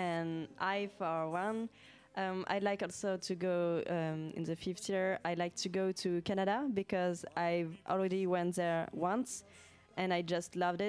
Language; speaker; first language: English; non-native, learner; French